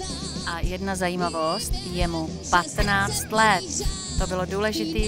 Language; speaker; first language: Czech; native; Czech